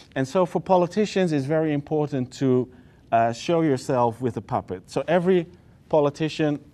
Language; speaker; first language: English; non-native, fluent; Dutch